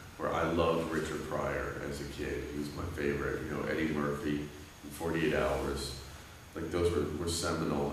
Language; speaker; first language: English; native; English